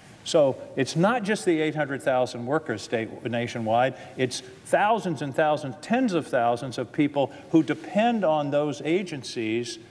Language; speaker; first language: English; native; English